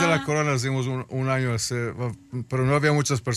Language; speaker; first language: Spanish; early bilingual, heritage; Spanish